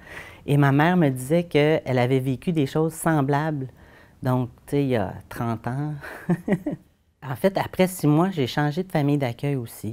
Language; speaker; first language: French; native; French